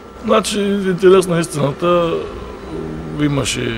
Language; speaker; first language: Bulgarian; native; Bulgarian